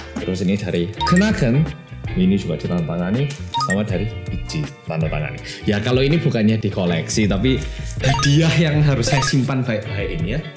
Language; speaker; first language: Indonesian; non-native, fluent; Korean